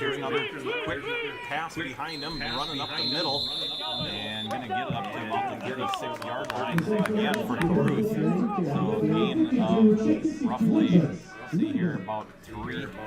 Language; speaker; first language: English; native; English